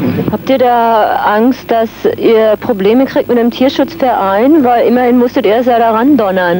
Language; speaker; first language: German; native; German